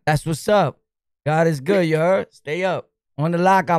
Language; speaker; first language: English; early bilingual, other home language; Spanish